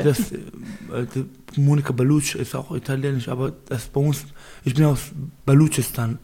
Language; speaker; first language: German; non-native, learner; Baluchi